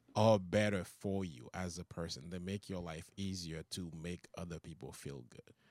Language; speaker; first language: English; non-native, fluent; Haitian Creole